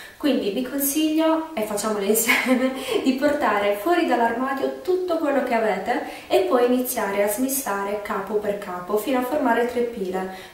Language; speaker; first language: Italian; native; Italian